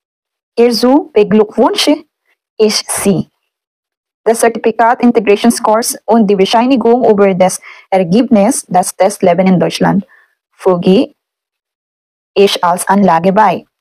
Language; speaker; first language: German; non-native, learner; Filipino